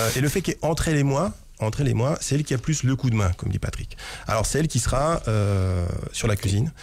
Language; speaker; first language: French; non-native, fluent; Romanian